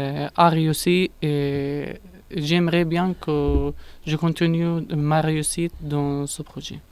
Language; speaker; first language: French; non-native, learner; Arabic